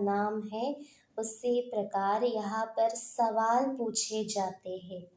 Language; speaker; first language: Hindi; non-native, local second language; Malayalam